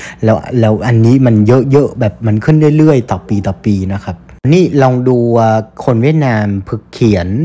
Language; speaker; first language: Thai; non-native, fluent; Vietnamese